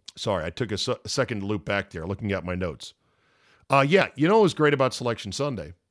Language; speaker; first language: English; native; English